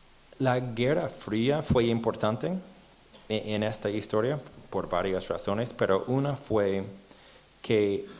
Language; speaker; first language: Spanish; non-native, fluent; English